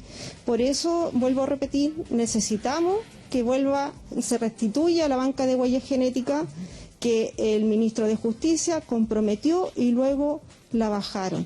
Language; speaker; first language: Spanish; native; Spanish